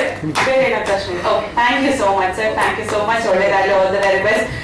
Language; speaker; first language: Kannada; native; Kannada